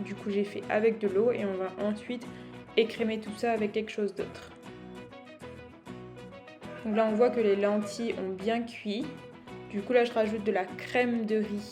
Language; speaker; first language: French; native; French